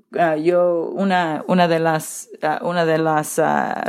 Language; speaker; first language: Spanish; early bilingual, heritage; Spanish